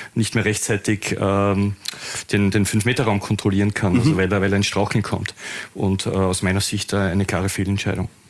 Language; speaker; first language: German; native; German